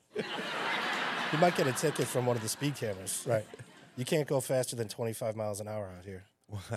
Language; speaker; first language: English; native; English